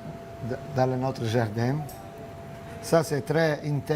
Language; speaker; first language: French; non-native, fluent; Italian